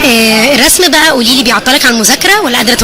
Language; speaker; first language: Arabic; native; Arabic